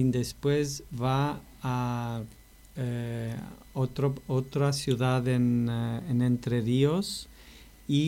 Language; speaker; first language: Spanish; non-native, fluent; Greek